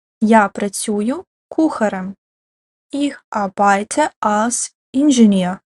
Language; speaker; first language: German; non-native, fluent; Ukrainian